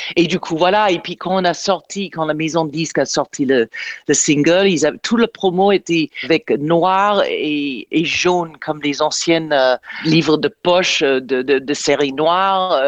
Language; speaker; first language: French; non-native, fluent; English